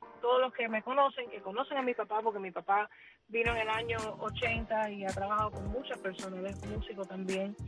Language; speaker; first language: Spanish; early bilingual, heritage; Spanish